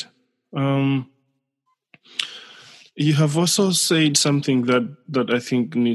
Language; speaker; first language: English; non-native, local second language; Nyanja